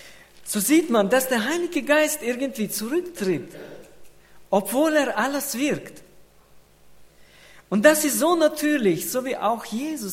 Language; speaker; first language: German; non-native, fluent; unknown